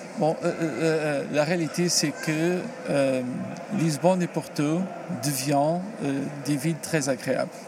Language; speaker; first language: French; non-native, learner; Portuguese